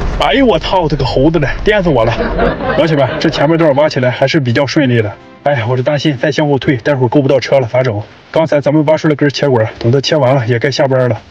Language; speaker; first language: Chinese; native; Chinese